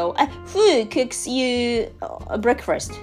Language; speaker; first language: English; non-native, learner; Japanese